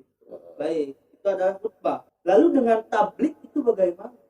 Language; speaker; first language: Indonesian; native; Indonesian